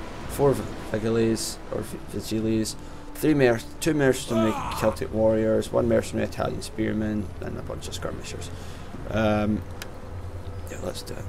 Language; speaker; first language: English; native; English